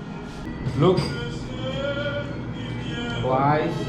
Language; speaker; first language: English; non-native, learner; Korean